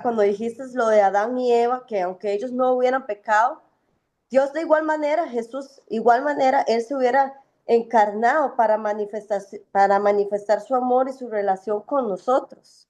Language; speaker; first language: Spanish; native; Spanish